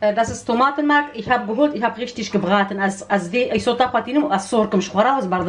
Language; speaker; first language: German; non-native, learner; Kurdish